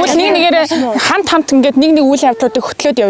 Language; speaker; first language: Mongolian; native; Mongolian